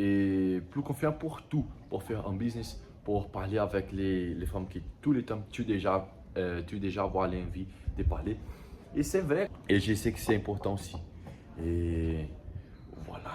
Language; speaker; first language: French; non-native, learner; Portuguese